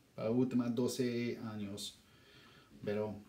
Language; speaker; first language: Spanish; non-native, learner; English